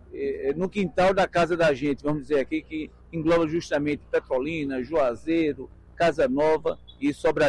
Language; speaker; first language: Portuguese; native; Portuguese